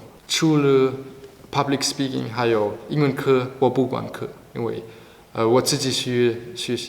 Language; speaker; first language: Chinese; non-native, learner; German